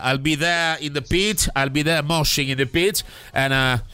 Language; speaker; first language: English; non-native, fluent; Italian